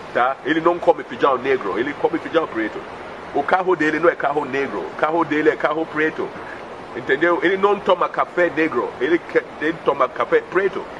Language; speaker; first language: Portuguese; non-native, fluent; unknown